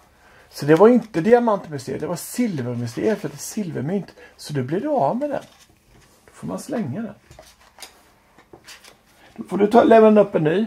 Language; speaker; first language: Swedish; native; Swedish